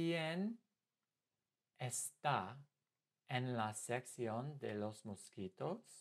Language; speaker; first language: Spanish; non-native, fluent; English